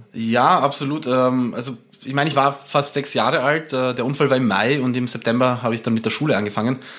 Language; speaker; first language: German; early bilingual, other home language; Romanian